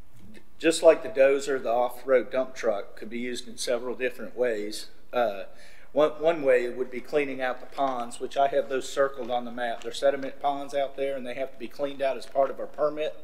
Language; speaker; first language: English; native; English